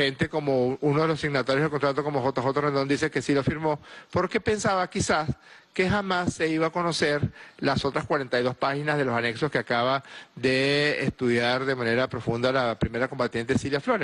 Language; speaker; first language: Spanish; native; Spanish